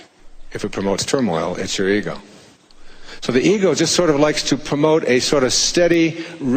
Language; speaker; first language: English; native; English